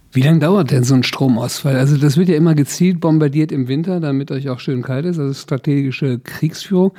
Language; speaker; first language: German; native; German